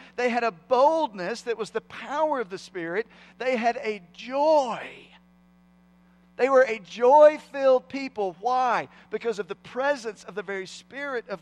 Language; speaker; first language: English; native; English